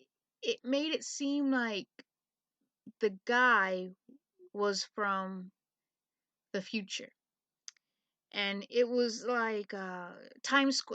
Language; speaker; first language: English; native; English